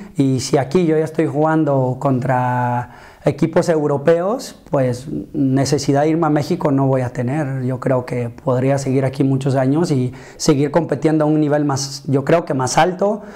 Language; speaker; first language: Spanish; early bilingual, heritage; Spanish